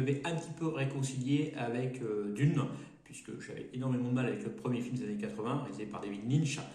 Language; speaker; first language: French; native; French